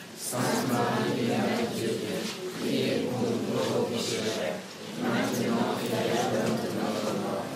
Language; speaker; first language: French; native; French